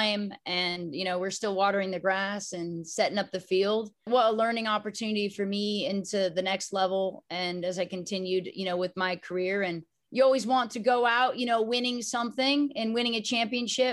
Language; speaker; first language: English; native; English